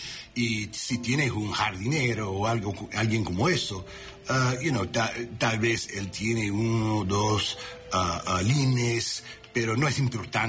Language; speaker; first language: Spanish; non-native, learner; English